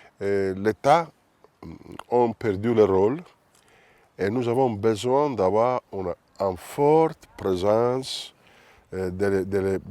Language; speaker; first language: French; non-native, fluent; Italian